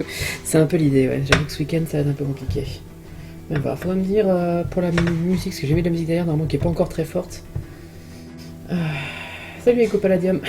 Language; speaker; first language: French; native; French